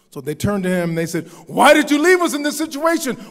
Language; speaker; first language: English; native; English